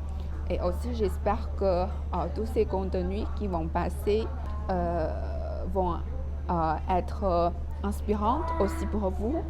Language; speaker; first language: French; non-native, fluent; Chinese